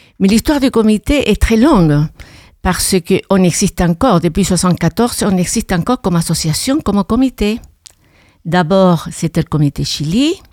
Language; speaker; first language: French; non-native, fluent; Spanish